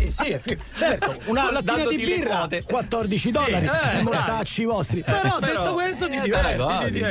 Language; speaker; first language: Italian; native; Italian